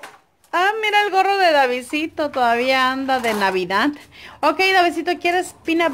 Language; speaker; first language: Spanish; native; Spanish